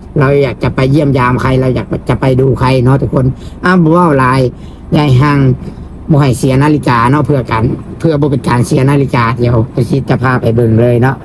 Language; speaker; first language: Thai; non-native, local second language; Lao